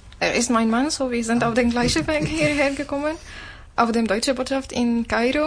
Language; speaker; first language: German; non-native, learner; Arabic